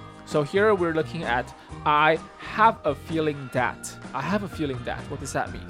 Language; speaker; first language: English; early bilingual, other home language; Chinese